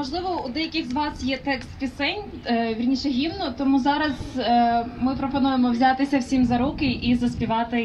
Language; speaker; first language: Ukrainian; native; Ukrainian